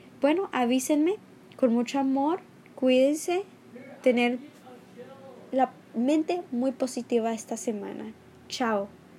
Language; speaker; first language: Spanish; early bilingual, heritage; Spanish